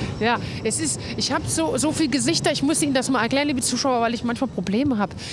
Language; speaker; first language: German; native; German